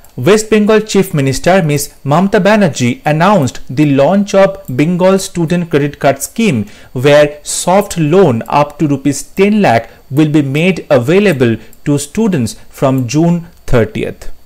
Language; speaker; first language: English; non-native, local second language; Bangla